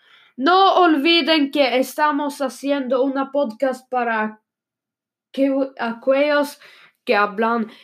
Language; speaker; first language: Spanish; non-native, learner; Swedish